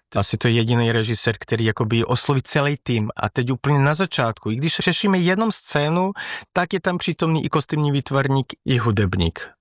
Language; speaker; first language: Czech; non-native, fluent; Macedonian